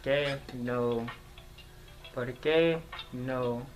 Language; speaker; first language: Spanish; non-native, learner; English